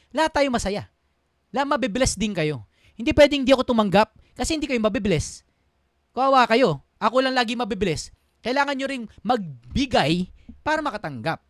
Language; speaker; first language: Filipino; native; Filipino